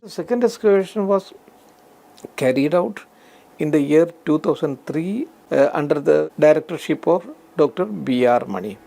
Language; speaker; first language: English; non-native, local second language; Malayalam